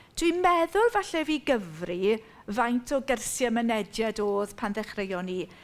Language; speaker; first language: Welsh; native; Welsh